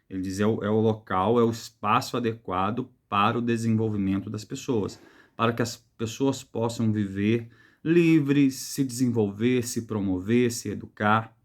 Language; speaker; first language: Portuguese; native; Portuguese